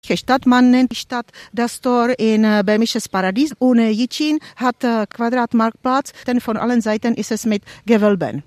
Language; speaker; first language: German; non-native, fluent; Czech